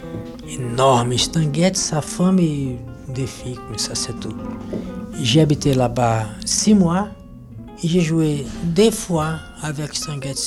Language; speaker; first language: French; non-native, fluent; Portuguese